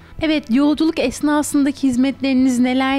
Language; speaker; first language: Turkish; native; Turkish